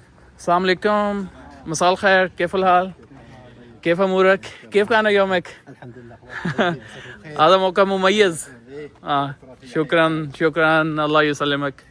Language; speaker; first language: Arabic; non-native, learner; Punjabi